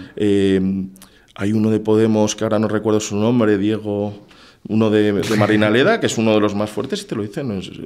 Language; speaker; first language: Spanish; native; Spanish